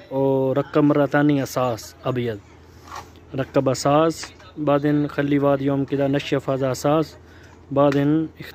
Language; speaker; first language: Arabic; non-native, learner; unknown